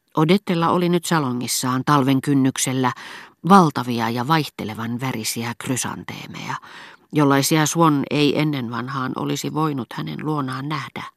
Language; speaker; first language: Finnish; native; Finnish